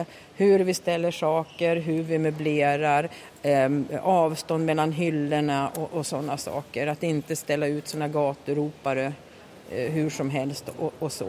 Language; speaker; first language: Swedish; native; Swedish